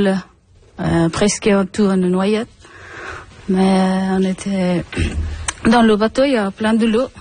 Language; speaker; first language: French; non-native, learner; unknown